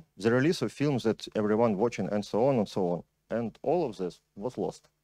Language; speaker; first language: English; non-native, fluent; Ukrainian